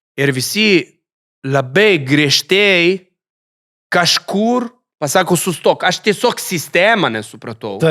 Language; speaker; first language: Lithuanian; non-native, fluent; Italian